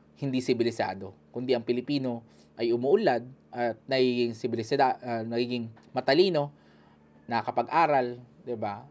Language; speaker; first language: Filipino; native; Filipino